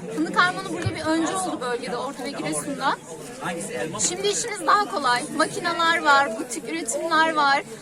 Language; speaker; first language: Turkish; native; Turkish